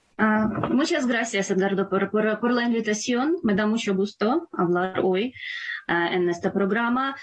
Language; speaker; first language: Spanish; non-native, fluent; Ukrainian